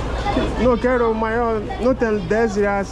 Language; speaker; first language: Portuguese; non-native, learner; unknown